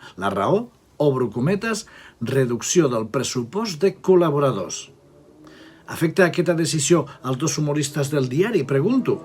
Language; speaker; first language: Catalan; non-native, local second language; Spanish